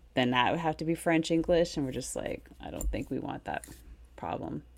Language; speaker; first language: English; native; English